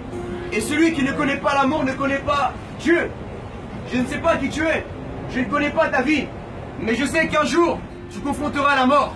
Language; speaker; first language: French; non-native, fluent; Spanish